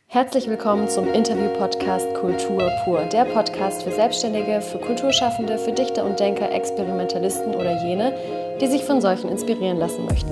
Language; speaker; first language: German; native; German